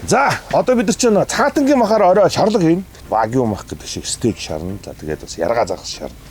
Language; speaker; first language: Mongolian; native; Mongolian